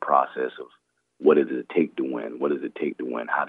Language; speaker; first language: English; native; English